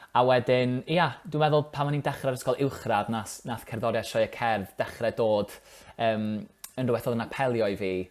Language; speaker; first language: Welsh; native; Welsh